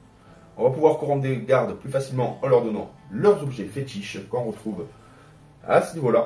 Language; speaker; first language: French; native; French